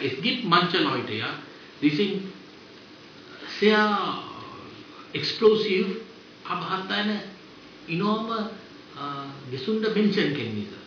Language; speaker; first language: German; non-native, fluent; Sinhala